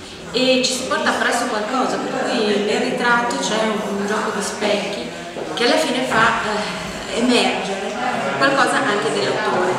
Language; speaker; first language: Italian; native; Italian